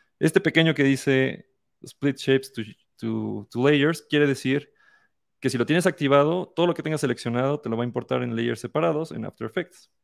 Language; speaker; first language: Spanish; native; Spanish